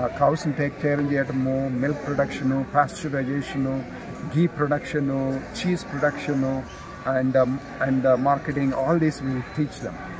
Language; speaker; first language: Telugu; native; Telugu